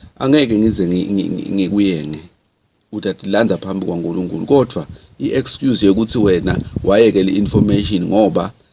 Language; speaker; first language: Zulu; non-native, local second language; Swati